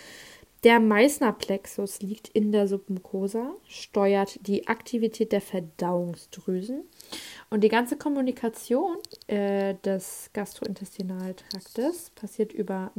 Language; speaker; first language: German; native; German